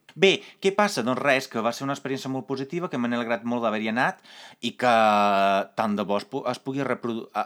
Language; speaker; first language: Catalan; native; Catalan